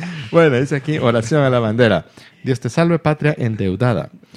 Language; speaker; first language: Spanish; native; Spanish